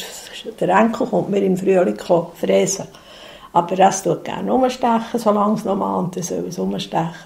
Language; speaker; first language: German; native; German